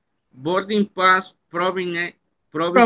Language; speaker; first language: English; non-native, learner; Spanish